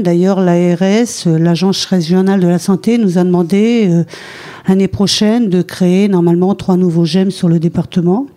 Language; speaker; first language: French; native; French